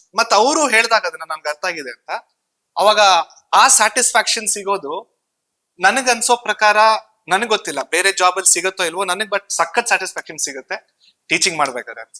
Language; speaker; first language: Kannada; native; Kannada